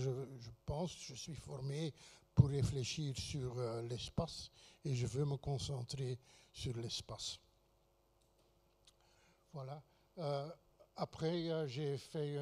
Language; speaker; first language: French; non-native, fluent; Dutch